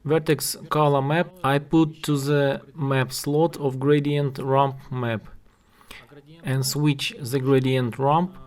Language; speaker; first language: English; non-native, learner; Russian